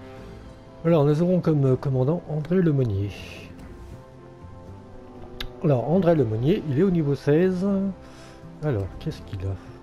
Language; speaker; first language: French; native; French